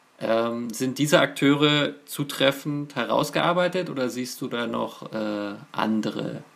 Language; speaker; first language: German; native; German